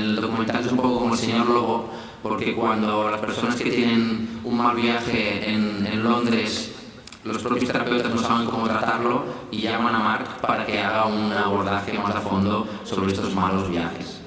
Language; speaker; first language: Spanish; native; Spanish